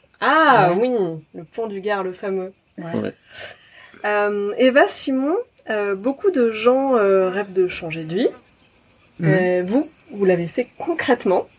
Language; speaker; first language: French; native; French